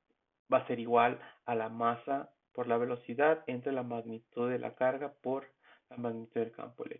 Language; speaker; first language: Spanish; native; Spanish